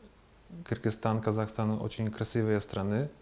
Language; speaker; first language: Russian; non-native, fluent; Polish